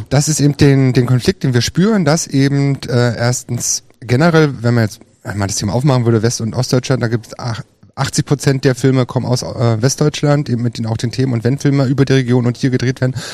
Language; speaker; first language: German; native; German